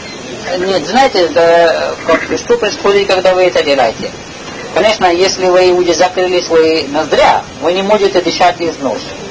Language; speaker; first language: Russian; non-native, learner; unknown